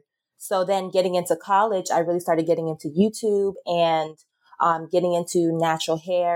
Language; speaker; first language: English; native; English